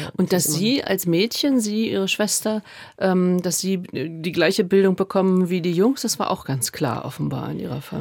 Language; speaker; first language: German; native; German